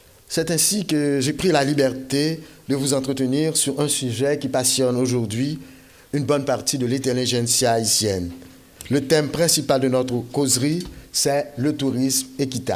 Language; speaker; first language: French; non-native, local second language; Haitian Creole